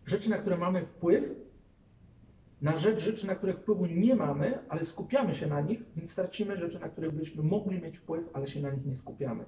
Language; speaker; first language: Polish; native; Polish